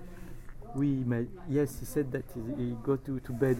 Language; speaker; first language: English; non-native, fluent; French